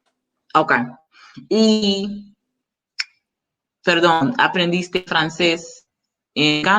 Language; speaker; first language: Spanish; non-native, learner; English